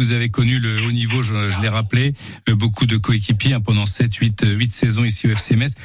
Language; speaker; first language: French; native; French